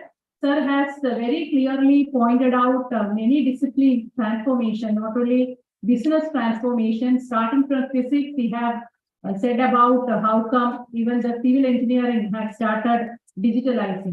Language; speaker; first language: English; non-native, local second language; Malayalam